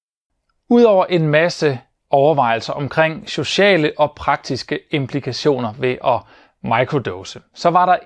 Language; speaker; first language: Danish; native; Danish